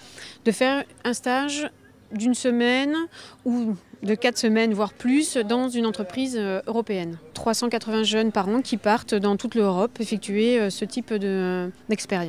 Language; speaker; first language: French; native; French